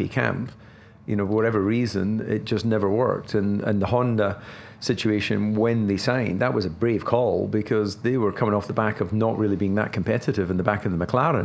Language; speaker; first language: English; native; English